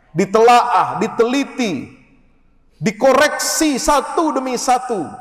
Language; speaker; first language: Malay; native; Malay